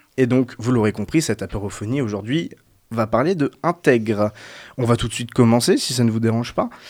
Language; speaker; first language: French; native; French